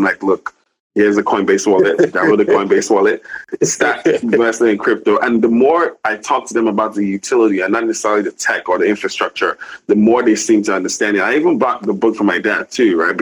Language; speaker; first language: English; non-native, local second language; Igbo